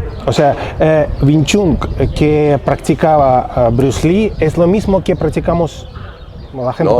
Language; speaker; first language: Spanish; non-native, fluent; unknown